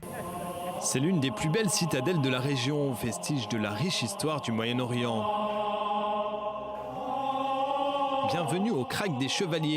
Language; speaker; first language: French; native; French